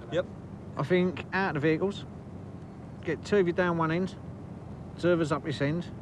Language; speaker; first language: English; native; English